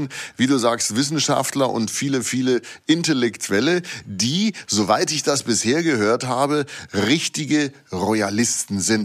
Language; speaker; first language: German; native; German